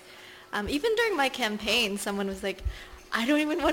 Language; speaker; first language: English; native; English